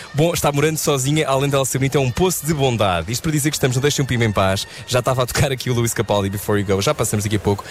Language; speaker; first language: Portuguese; native; Portuguese